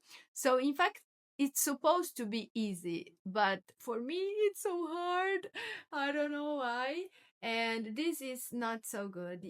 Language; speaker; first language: English; non-native, learner; Portuguese